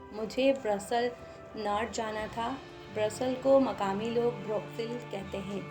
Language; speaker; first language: Urdu; non-native, local second language; Pahari-Potwari